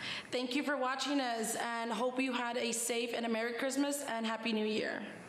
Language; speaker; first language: English; early bilingual, other home language; Spanish